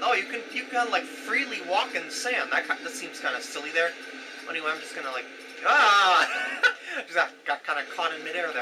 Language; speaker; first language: English; native; English